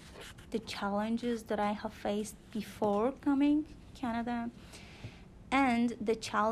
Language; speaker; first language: English; non-native, fluent; Persian